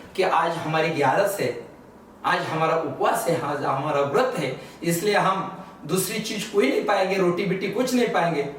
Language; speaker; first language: Hindi; non-native, local second language; Marathi